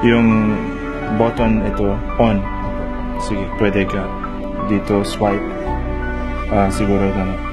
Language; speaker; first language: Filipino; non-native, learner; Arabic